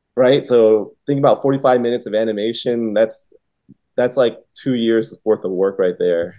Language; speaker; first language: English; early bilingual, other home language; Vietnamese